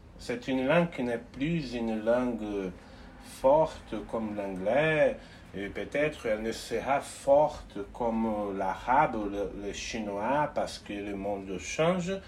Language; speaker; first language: French; non-native, learner; Portuguese